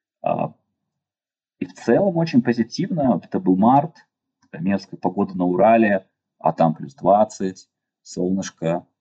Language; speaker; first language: Russian; native; Russian